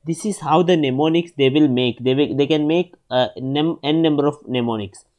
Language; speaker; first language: English; non-native, local second language; Telugu